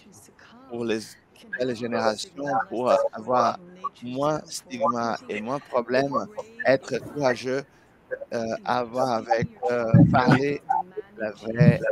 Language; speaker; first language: French; non-native, learner; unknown